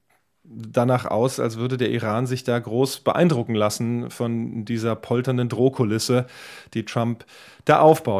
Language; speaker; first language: German; native; German